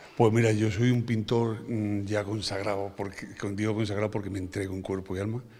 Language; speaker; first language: Spanish; native; Spanish